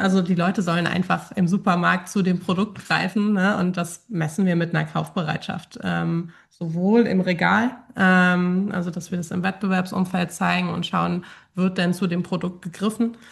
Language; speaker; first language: German; native; German